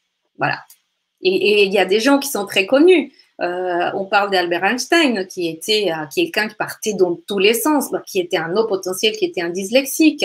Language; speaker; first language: French; native; French